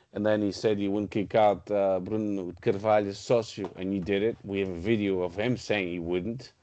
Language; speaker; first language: English; non-native, fluent; Portuguese